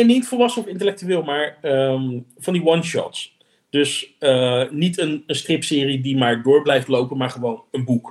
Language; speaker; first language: Dutch; native; Dutch